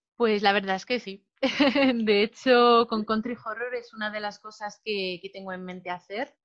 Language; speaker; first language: Spanish; native; Spanish